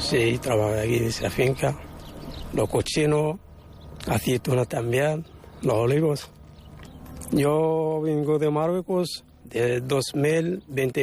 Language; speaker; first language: Spanish; non-native, local second language; Arabic